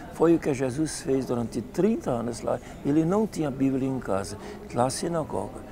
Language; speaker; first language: Portuguese; non-native, fluent; Dutch